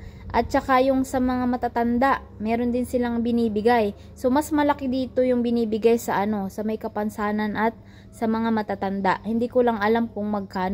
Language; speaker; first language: Filipino; native; Filipino